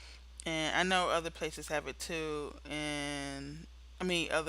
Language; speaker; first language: English; native; English